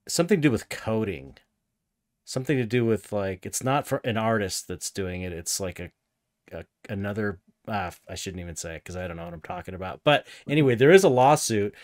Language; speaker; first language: English; native; English